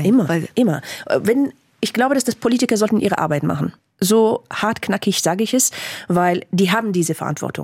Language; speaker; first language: German; non-native, fluent; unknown